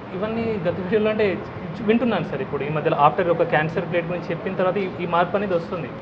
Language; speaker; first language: Telugu; non-native, local second language; Hindi